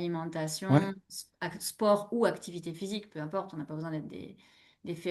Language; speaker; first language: French; native; French